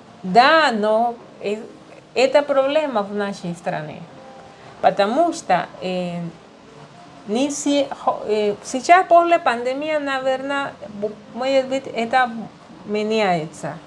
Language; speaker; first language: Russian; non-native, learner; Spanish